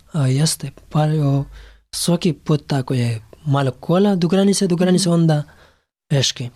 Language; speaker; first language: Serbian; non-native, learner; Pashto